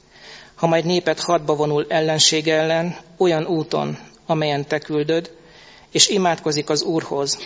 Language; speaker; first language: Hungarian; native; Hungarian